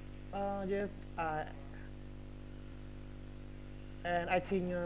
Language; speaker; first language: English; non-native, learner; Vietnamese